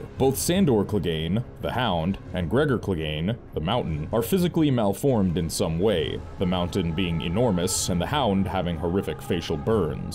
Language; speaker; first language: English; native; English